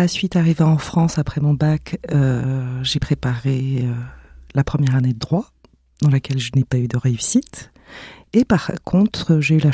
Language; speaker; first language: French; non-native, local second language; Somali